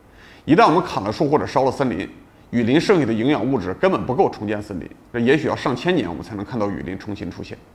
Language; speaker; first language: Chinese; native; Chinese